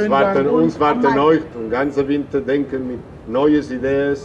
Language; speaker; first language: German; non-native, learner; Spanish